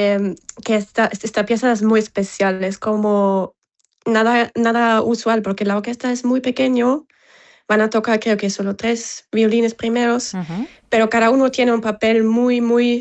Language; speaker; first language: Spanish; non-native, fluent; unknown